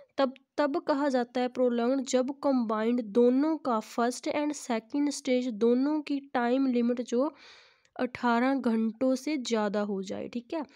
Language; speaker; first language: Hindi; non-native, local second language; Punjabi